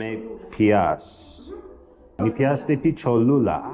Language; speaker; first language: Italian; non-native, learner; English